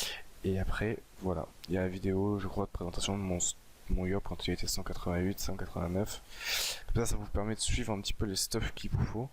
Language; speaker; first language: French; native; French